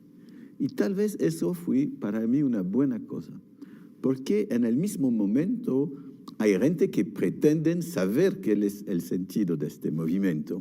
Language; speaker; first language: Spanish; non-native, fluent; French